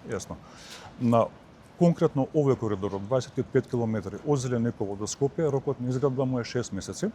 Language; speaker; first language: Macedonian; native; Macedonian